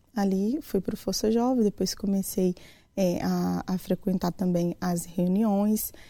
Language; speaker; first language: Portuguese; native; Portuguese